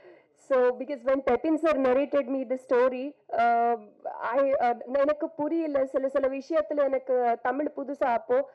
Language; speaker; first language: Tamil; non-native, fluent; Telugu